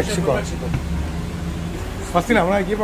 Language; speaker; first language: English; non-native, learner; Sinhala